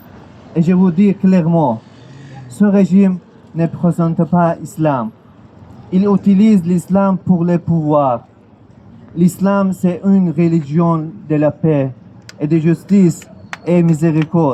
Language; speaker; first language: French; non-native, learner; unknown